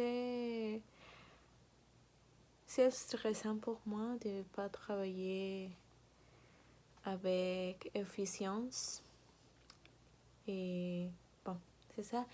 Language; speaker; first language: French; non-native, learner; Spanish